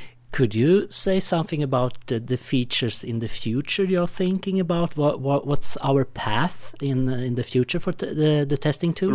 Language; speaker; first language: English; non-native, fluent; Swedish